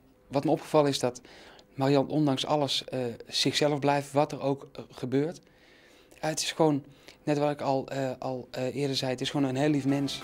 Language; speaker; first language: Dutch; native; Dutch